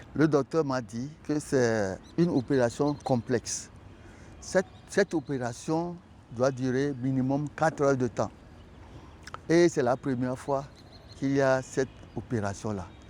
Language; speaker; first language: French; non-native, local second language; Ewe